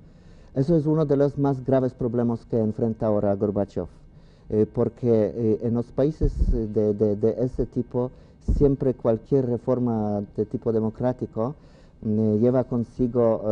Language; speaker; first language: Spanish; non-native, fluent; Polish